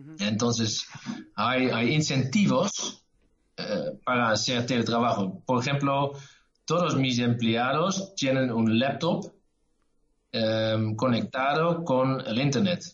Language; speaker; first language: Spanish; non-native, learner; Dutch